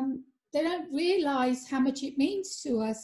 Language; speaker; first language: English; native; English